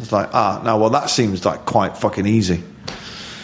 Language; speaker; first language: English; native; English